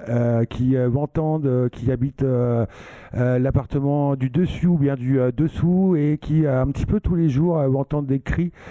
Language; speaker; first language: French; native; French